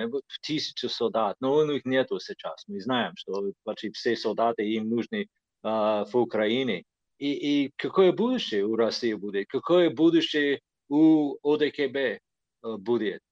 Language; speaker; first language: Russian; non-native, fluent; English